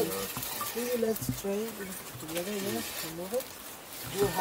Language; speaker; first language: English; non-native, fluent; Spanish